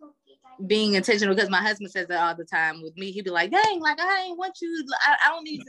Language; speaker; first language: English; native; English